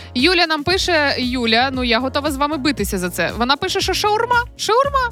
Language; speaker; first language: Ukrainian; native; Ukrainian